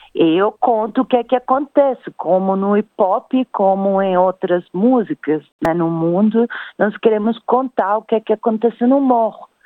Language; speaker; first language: Portuguese; non-native, fluent; Italian